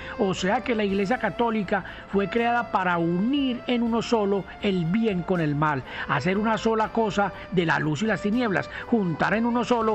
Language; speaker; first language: Spanish; native; Spanish